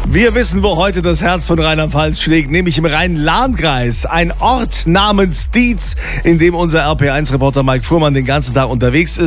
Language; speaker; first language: German; native; German